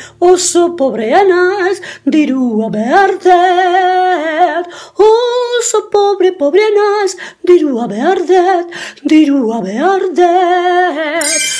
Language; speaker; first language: Basque; non-native, local second language; Spanish